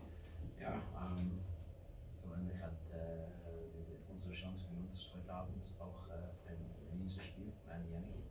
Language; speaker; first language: German; non-native, learner; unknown